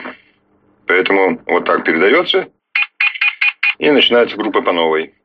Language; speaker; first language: Russian; native; Russian